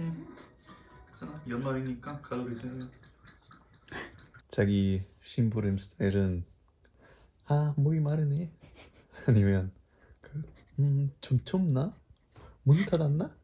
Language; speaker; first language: Korean; non-native, fluent; German